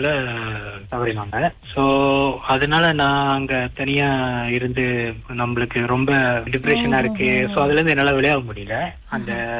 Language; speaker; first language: Tamil; early bilingual, heritage; Tamil